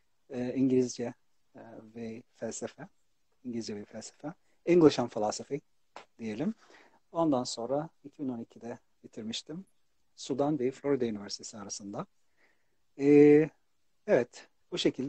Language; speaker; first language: Turkish; non-native, fluent; Arabic